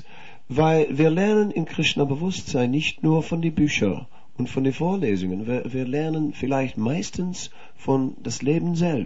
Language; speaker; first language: German; non-native, fluent; Dutch